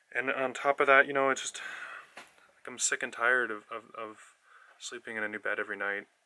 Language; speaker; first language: English; native; English